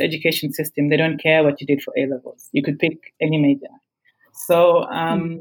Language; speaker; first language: English; non-native, local second language; Ganda